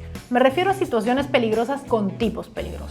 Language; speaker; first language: Spanish; native; Spanish